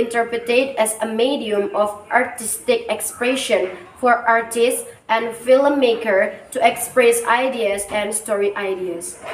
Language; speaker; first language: English; non-native, learner; Indonesian